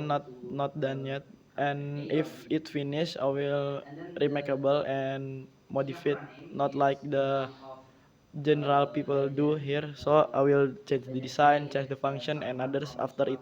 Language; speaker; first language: English; non-native, learner; Indonesian